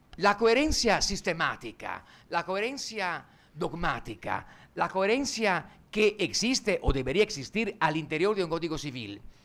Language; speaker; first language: Spanish; non-native, fluent; Italian